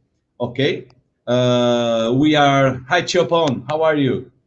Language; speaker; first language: English; non-native, learner; Portuguese